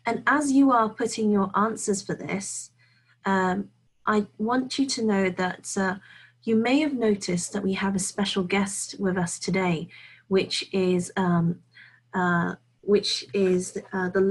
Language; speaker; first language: English; native; English